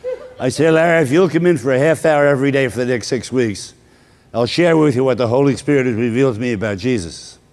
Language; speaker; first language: English; native; English